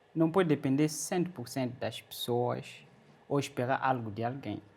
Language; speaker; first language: Portuguese; non-native, fluent; French